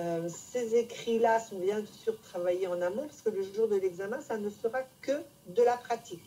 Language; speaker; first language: French; native; French